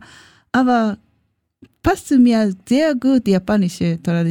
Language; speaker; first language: German; non-native, learner; Japanese